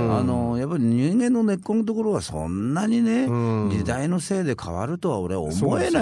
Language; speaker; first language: Japanese; native; Japanese